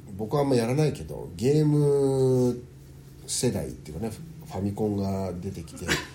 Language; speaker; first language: Japanese; early bilingual, heritage; Japanese